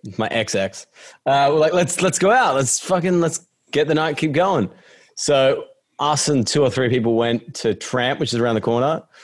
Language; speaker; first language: English; native; English